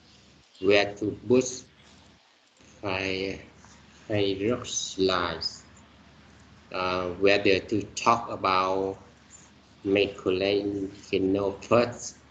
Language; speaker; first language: English; non-native, learner; Vietnamese